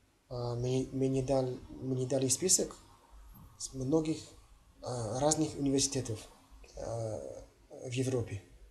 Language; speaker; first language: Russian; non-native, fluent; English